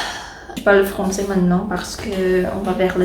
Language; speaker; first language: French; non-native, learner; Indonesian